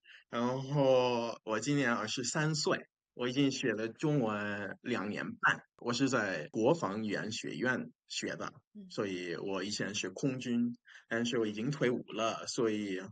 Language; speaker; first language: Chinese; non-native, fluent; English